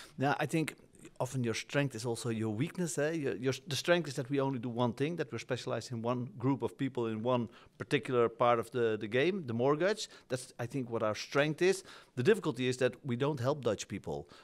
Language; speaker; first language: English; non-native, fluent; Dutch